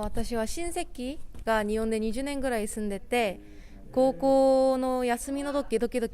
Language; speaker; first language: Japanese; non-native, fluent; Korean